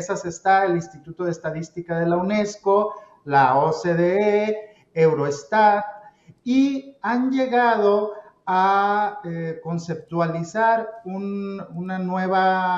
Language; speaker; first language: Spanish; native; Spanish